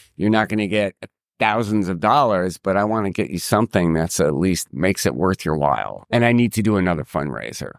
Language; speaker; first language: English; native; English